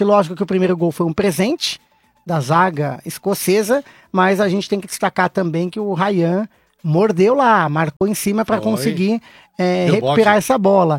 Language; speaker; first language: Portuguese; native; Portuguese